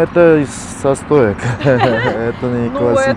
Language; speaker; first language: Russian; non-native, fluent; Armenian